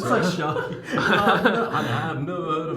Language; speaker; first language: English; native; English